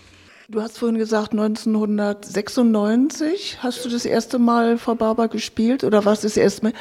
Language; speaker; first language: German; native; German